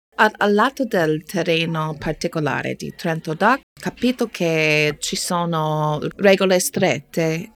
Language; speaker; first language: Italian; non-native, fluent; English